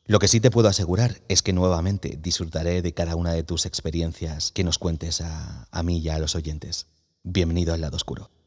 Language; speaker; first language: Spanish; native; Spanish